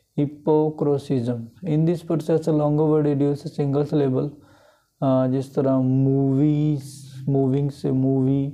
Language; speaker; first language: Urdu; native; Urdu